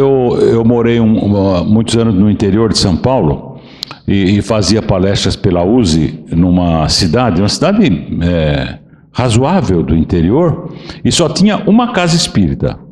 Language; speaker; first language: Portuguese; native; Portuguese